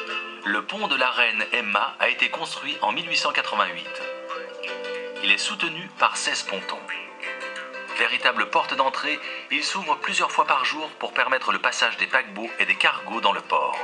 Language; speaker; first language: French; native; French